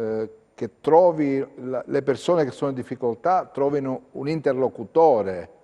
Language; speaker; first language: Italian; native; Italian